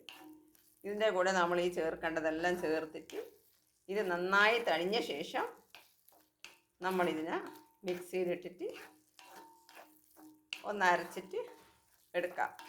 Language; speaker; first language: Malayalam; native; Malayalam